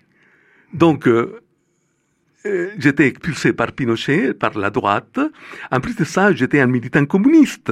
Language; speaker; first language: French; non-native, fluent; Spanish